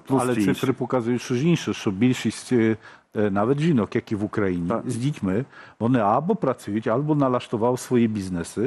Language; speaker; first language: Polish; non-native, learner; Ukrainian